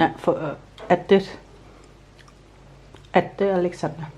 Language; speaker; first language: Swedish; non-native, learner; Thai